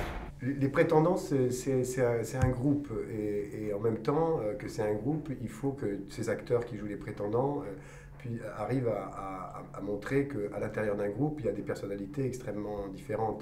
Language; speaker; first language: French; native; French